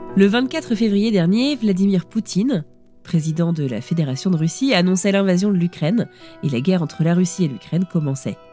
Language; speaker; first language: French; native; French